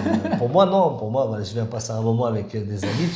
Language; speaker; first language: French; native; French